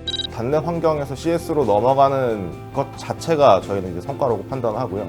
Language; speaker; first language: Korean; native; Korean